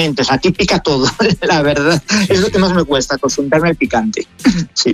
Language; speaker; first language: Spanish; native; Spanish